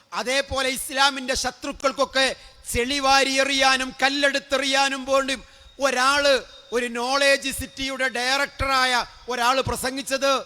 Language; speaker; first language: Malayalam; native; Malayalam